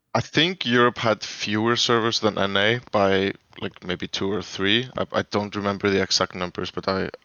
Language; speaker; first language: English; non-native, fluent; Swedish